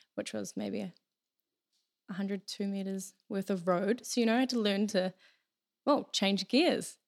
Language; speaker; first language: English; native; English